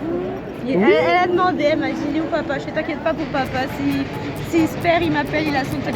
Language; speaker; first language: French; native; French